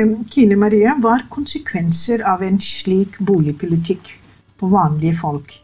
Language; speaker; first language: Norwegian; non-native, fluent; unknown